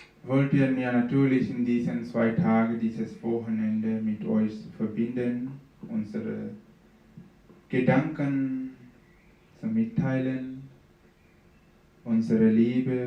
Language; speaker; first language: German; non-native, fluent; Sinhala